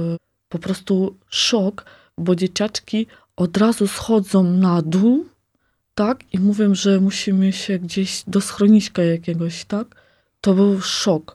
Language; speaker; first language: Polish; non-native, fluent; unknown